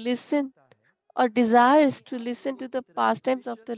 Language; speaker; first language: English; non-native, local second language; Hindi